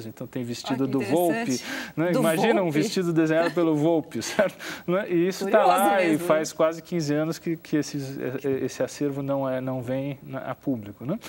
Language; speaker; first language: Portuguese; native; Portuguese